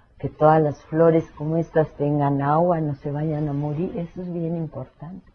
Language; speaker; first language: Spanish; early bilingual, other home language; French